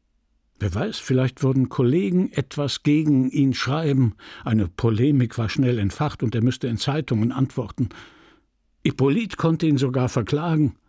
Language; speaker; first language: German; native; German